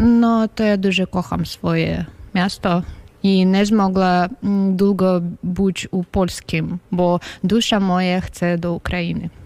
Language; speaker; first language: Polish; non-native, learner; Ukrainian